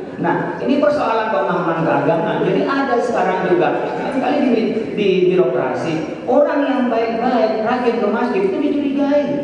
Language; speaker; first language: Indonesian; non-native, local second language; Madurese